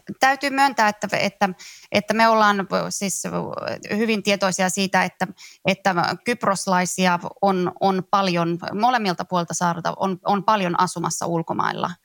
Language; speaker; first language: Finnish; native; Finnish